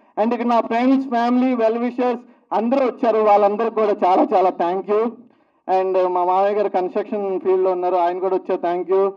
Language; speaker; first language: Telugu; native; Telugu